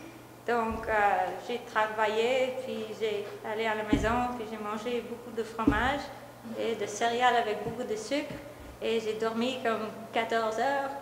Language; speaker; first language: French; non-native, local second language; English